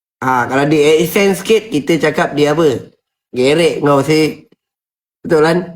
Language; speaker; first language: Malay; native; Malay